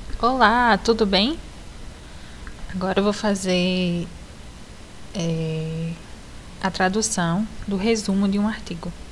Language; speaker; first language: Portuguese; native; Portuguese